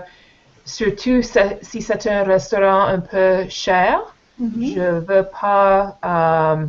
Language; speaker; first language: French; non-native, learner; English